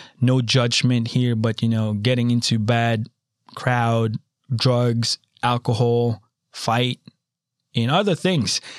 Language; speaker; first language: English; non-native, local second language; Filipino